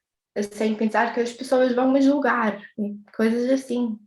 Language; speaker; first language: Portuguese; early bilingual, heritage; English